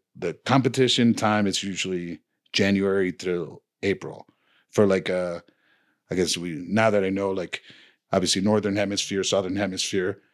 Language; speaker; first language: English; non-native, fluent; Spanish